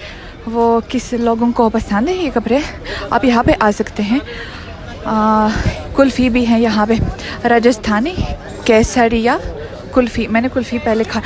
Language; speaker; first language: Hindi; non-native, fluent; Russian